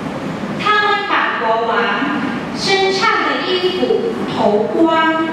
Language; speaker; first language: Chinese; non-native, learner; Thai